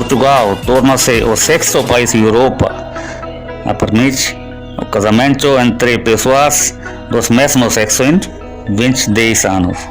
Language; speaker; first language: Portuguese; non-native, learner; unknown